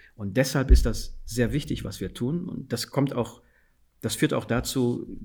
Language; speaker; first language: German; non-native, fluent; Fula